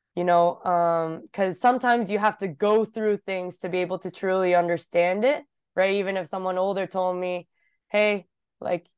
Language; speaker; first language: English; early bilingual, other home language; Japanese